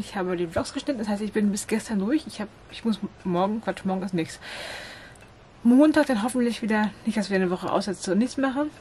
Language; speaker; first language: German; native; German